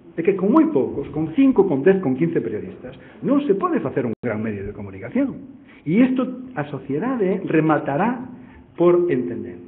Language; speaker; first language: Spanish; non-native, local second language; Galician